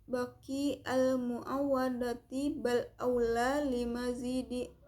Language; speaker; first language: Arabic; non-native, learner; Indonesian